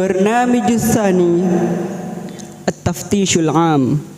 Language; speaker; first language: Arabic; non-native, fluent; Indonesian